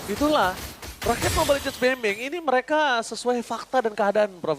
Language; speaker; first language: Indonesian; native; Indonesian